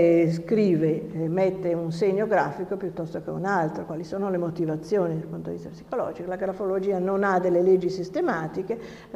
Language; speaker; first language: Italian; native; Italian